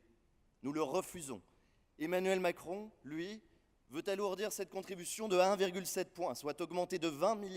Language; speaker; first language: French; native; French